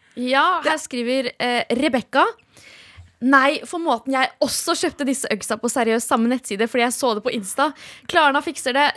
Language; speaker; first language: Norwegian; native; Norwegian